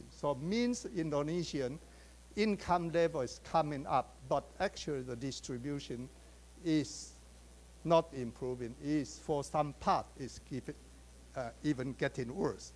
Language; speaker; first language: English; non-native, fluent; Chinese